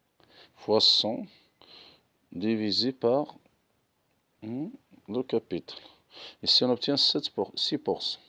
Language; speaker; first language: French; non-native, local second language; Arabic